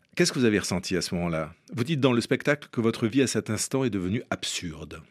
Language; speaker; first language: French; native; French